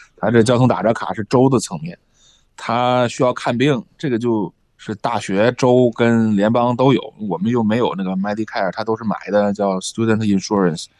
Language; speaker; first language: Chinese; native; Chinese